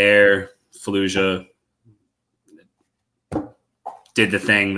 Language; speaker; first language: English; native; English